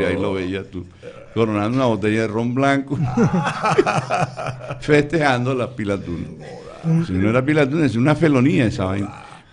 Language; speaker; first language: Spanish; native; Spanish